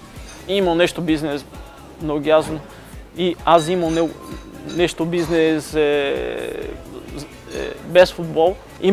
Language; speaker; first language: Bulgarian; non-native, learner; Portuguese